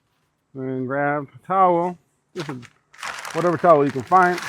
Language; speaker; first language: English; early bilingual, other home language; Spanish